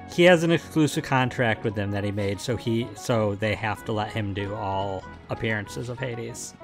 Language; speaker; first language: English; native; English